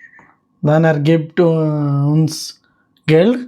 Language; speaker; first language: German; non-native, learner; Telugu